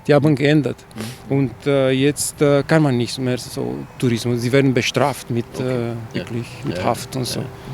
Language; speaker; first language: German; non-native, fluent; Chinese